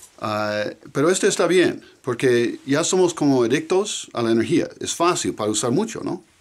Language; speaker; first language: Spanish; non-native, learner; English